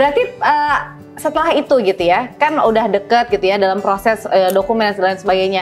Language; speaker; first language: Indonesian; native; Indonesian